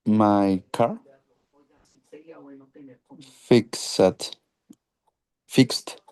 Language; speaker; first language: English; non-native, learner; Spanish